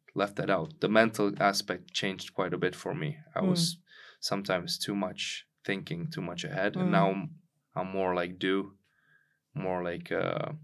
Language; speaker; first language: English; non-native, fluent; Czech